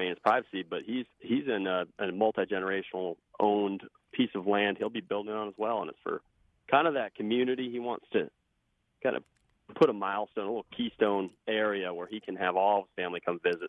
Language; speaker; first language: English; native; English